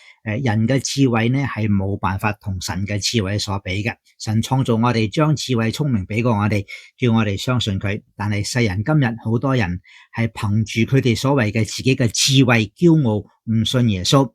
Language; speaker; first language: Cantonese; native; Cantonese